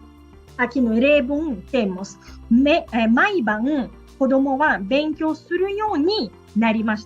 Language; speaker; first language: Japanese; non-native, fluent; Portuguese